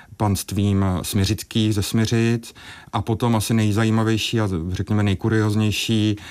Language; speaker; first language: Czech; native; Czech